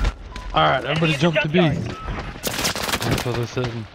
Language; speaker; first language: English; native; English